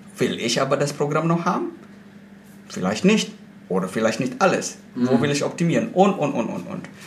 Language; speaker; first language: German; non-native, fluent; Indonesian